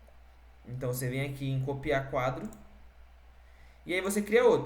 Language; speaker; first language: Portuguese; native; Portuguese